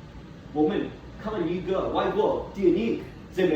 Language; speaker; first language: Chinese; non-native, learner; English